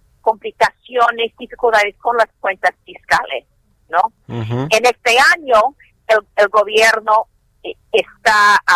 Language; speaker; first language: Spanish; non-native, fluent; English